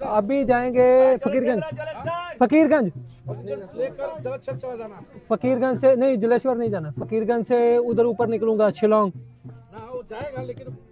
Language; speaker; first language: Hindi; non-native, local second language; Punjabi